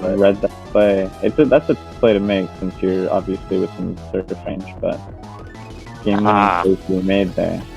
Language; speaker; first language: English; native; English